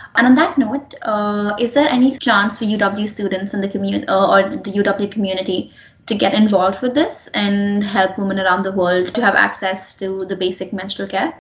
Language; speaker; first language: English; non-native, local second language; Hindi